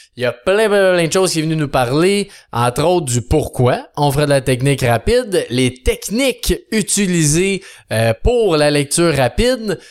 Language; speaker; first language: French; native; French